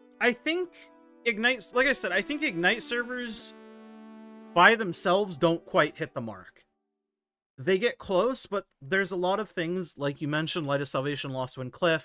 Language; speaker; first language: English; native; English